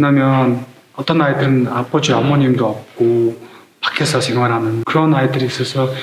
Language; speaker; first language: Korean; non-native, learner; Mongolian